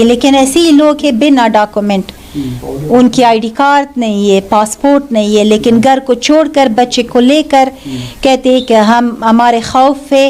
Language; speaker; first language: Hindi; non-native, learner; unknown